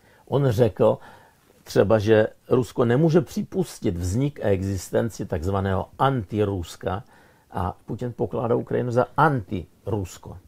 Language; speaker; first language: Czech; non-native, fluent; Russian